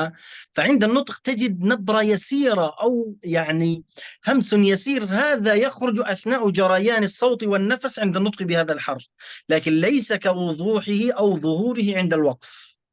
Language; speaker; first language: Arabic; native; Arabic